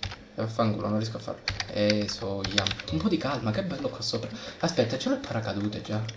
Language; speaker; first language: Italian; native; Italian